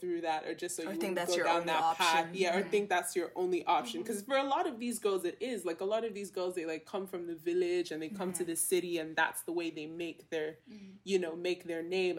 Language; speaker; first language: English; non-native, local second language; Yoruba